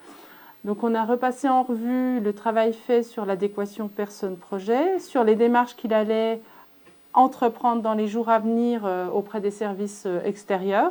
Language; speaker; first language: French; native; French